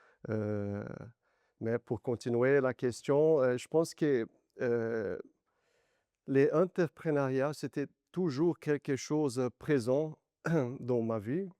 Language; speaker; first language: French; non-native, learner; Portuguese